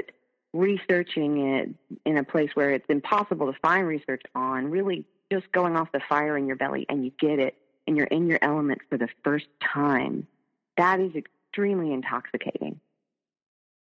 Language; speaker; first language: English; native; English